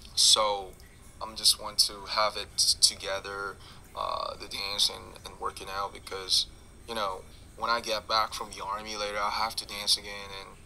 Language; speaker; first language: English; non-native, fluent; Korean